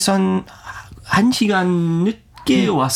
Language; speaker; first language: Korean; non-native, learner; German